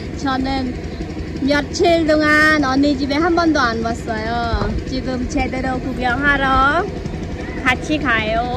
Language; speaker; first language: Korean; non-native, fluent; Khmer